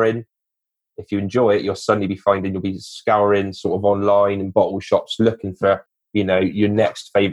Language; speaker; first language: English; native; English